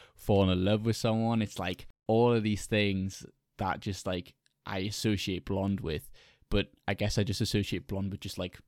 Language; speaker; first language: English; native; English